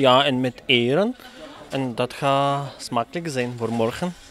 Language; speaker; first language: Dutch; non-native, learner; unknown